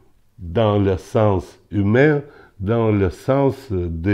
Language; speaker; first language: French; non-native, local second language; Ukrainian